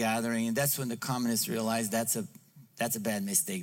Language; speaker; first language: English; non-native, fluent; Bulgarian